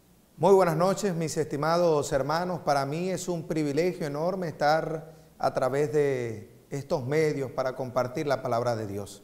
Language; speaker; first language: Spanish; native; Spanish